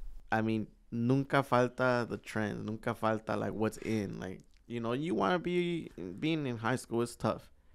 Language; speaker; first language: English; early bilingual, other home language; Spanish